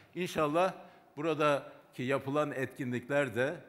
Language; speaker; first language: Turkish; native; Turkish